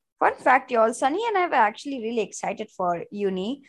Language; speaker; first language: English; non-native, local second language; Hindi